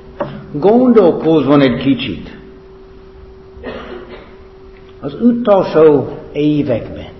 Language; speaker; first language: Hungarian; non-native, fluent; English